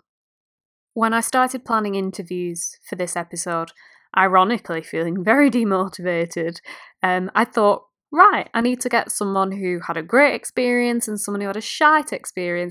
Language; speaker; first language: English; native; English